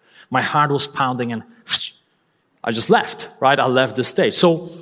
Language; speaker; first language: English; non-native, fluent; Polish